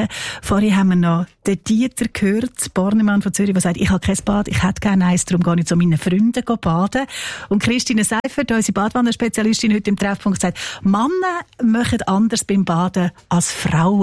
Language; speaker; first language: German; native; German